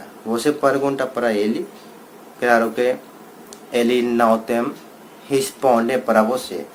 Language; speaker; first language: Portuguese; non-native, learner; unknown